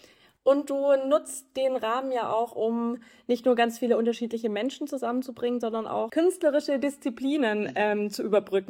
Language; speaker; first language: German; native; German